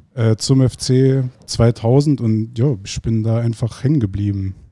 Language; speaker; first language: German; non-native, fluent; Icelandic